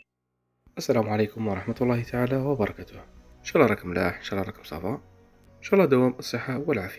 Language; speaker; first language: Arabic; native; Arabic